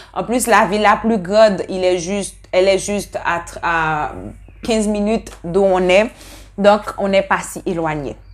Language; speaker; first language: French; non-native, local second language; Haitian Creole